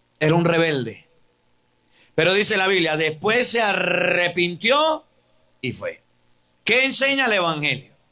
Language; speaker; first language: Spanish; native; Spanish